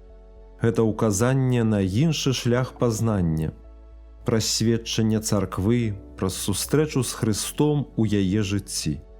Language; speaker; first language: Belarusian; native; Belarusian